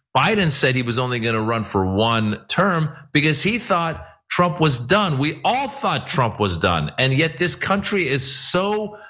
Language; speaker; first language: English; non-native, fluent; Persian